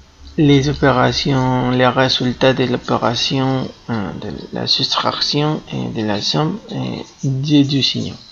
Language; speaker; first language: French; non-native, fluent; Spanish